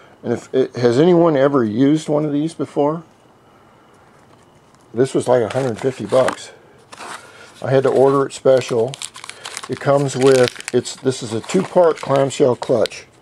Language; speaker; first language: English; native; English